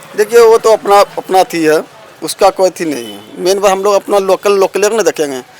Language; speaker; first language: Hindi; native; Hindi